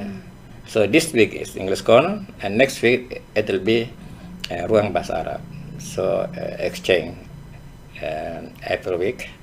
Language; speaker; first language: English; non-native, fluent; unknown